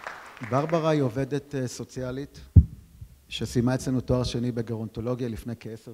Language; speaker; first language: Hebrew; native; Hebrew